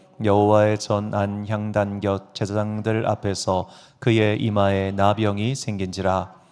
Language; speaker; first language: Korean; native; Korean